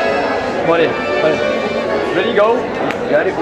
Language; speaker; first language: French; native; French